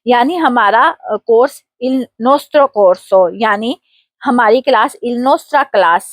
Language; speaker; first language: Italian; non-native, fluent; Urdu